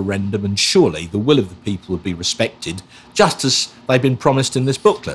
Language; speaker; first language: English; native; English